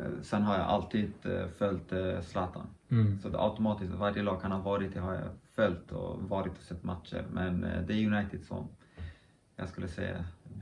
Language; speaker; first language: Swedish; early bilingual, other home language; Kurdish